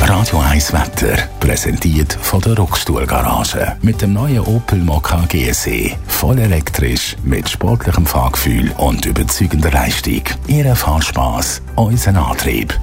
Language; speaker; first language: German; native; German